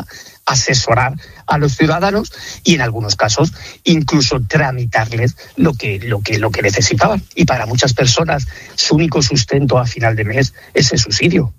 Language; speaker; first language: Spanish; native; Spanish